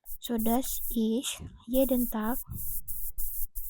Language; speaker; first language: German; non-native, fluent; Indonesian